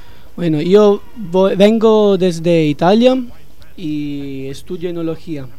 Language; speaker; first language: Spanish; non-native, learner; Italian